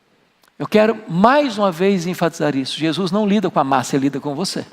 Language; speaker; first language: Portuguese; native; Portuguese